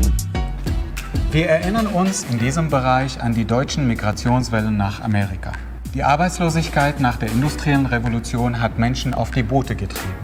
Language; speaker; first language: German; non-native, fluent; Arabic